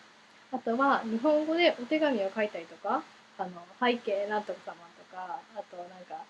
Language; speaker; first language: Japanese; early bilingual, heritage; Japanese